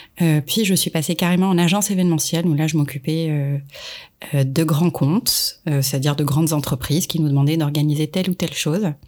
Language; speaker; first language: French; non-native, local second language; Arabic